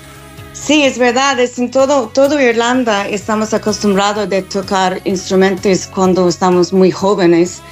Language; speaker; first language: Spanish; non-native, fluent; English